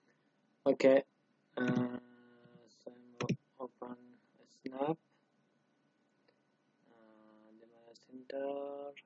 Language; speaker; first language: Indonesian; non-native, learner; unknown